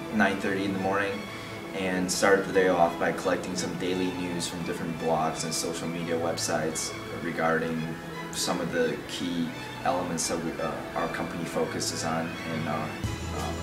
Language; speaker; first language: English; native; English